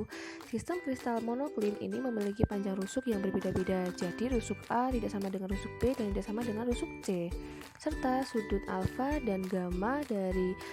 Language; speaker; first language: Indonesian; native; Indonesian